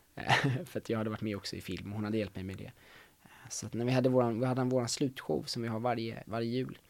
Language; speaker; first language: Swedish; native; Swedish